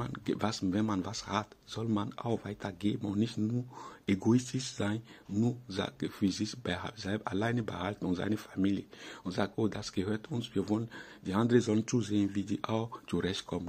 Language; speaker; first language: German; non-native, fluent; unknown